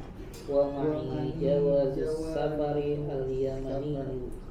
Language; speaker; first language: Arabic; non-native, learner; Indonesian